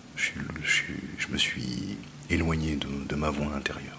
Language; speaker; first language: French; native; French